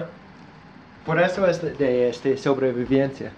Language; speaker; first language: Spanish; non-native, learner; English